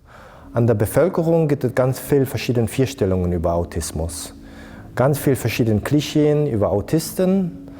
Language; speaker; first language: German; non-native, local second language; Luxembourgish